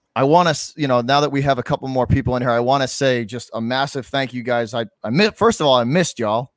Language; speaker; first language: English; native; English